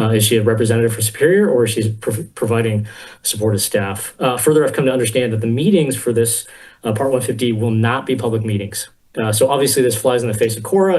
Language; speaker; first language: English; native; English